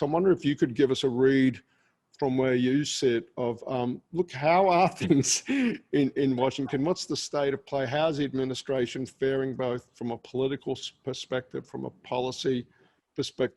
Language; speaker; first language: English; native; English